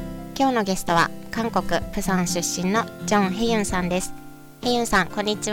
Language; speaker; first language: Japanese; native; Japanese